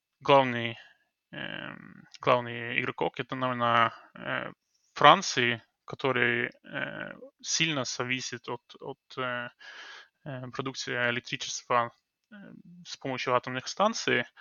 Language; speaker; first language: Russian; non-native, fluent; Norwegian